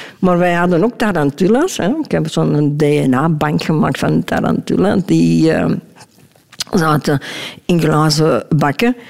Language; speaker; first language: Dutch; native; Dutch